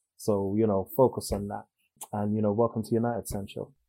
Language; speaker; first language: English; native; English